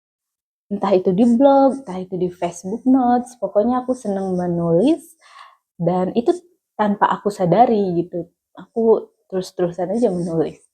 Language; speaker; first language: Indonesian; native; Indonesian